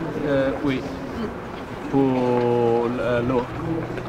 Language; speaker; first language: French; non-native, learner; Italian